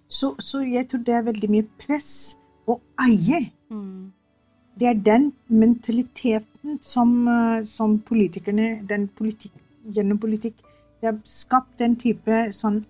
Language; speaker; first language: Norwegian; non-native, fluent; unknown